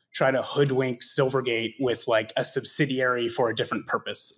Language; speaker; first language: English; native; English